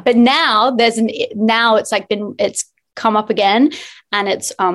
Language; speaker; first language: English; native; English